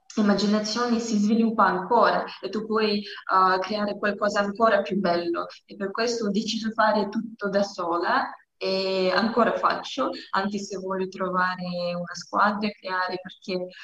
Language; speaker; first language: Italian; non-native, learner; Russian